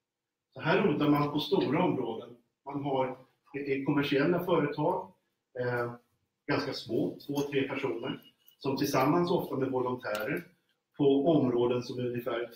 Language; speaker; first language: Swedish; native; Swedish